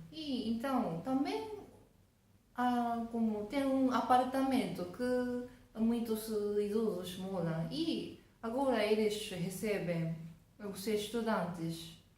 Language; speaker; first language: Portuguese; non-native, fluent; Japanese